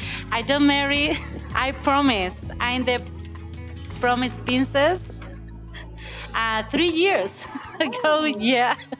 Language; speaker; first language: English; non-native, learner; Spanish